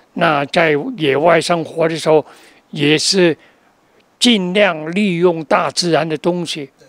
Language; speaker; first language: Chinese; non-native, local second language; Cantonese